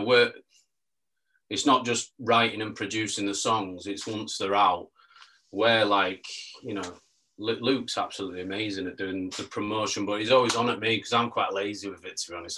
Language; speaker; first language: English; native; English